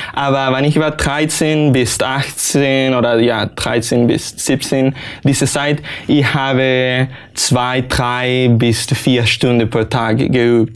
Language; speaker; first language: German; non-native, learner; Spanish